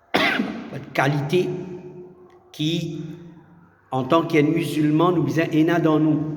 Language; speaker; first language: French; non-native, learner; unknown